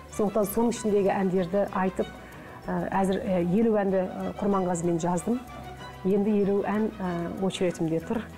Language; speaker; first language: Kazakh; early bilingual, heritage; Kazakh